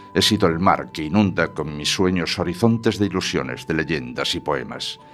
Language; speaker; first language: Spanish; native; Spanish